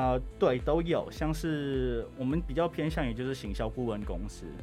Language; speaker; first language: Chinese; non-native, fluent; Thai